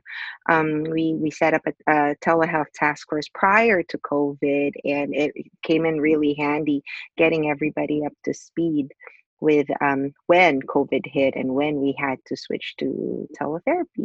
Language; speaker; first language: English; non-native, local second language; Filipino